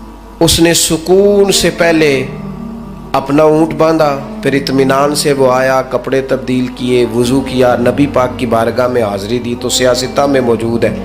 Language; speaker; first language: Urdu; non-native, local second language; Punjabi